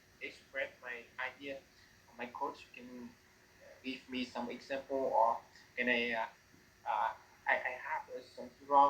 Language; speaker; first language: English; non-native, learner; Vietnamese